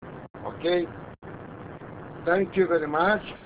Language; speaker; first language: English; non-native, learner; Portuguese